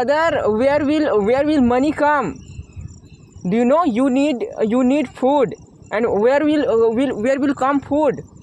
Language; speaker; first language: English; non-native, learner; Hindi